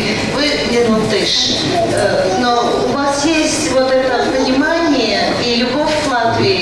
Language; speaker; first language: Russian; non-native, local second language; Latvian